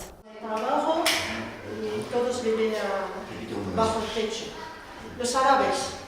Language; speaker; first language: Spanish; non-native, learner; Arabic